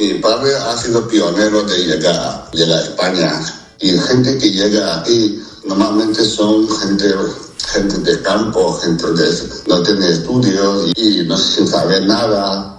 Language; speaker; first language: Spanish; non-native, fluent; Chinese